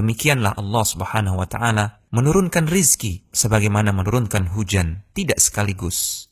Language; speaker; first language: Indonesian; native; Indonesian